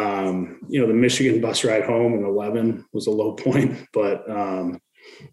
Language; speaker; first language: English; native; English